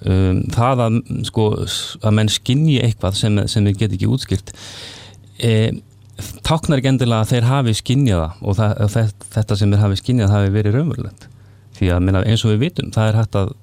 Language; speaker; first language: Icelandic; native; Icelandic